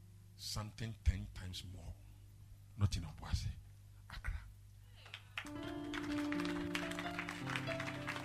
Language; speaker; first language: English; non-native, local second language; Akan